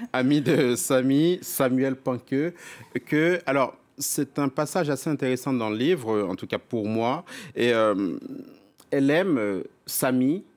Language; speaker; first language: French; native; French